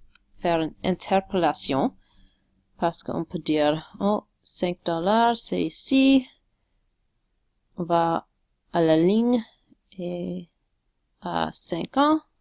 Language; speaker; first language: French; non-native, local second language; English